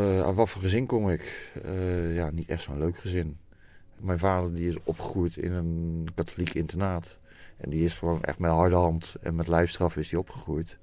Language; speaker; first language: Dutch; native; Dutch